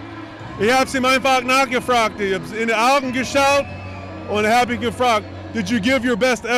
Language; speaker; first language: German; non-native, learner; English